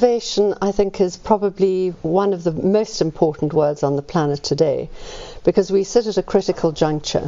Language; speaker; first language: English; native; English